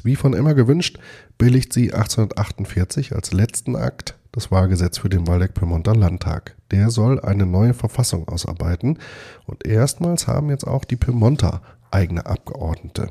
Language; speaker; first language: German; native; German